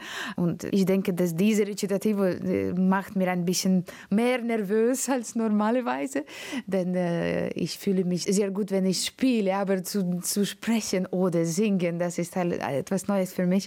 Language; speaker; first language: German; non-native, learner; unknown